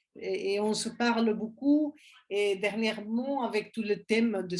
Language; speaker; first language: French; non-native, fluent; Spanish